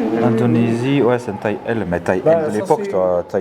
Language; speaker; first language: French; native; French